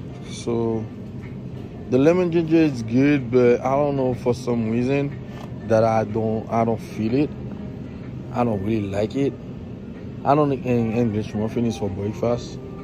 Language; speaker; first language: English; non-native, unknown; Haitian Creole